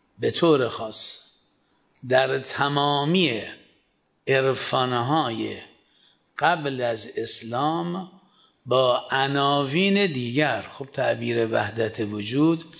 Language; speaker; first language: Persian; native; Persian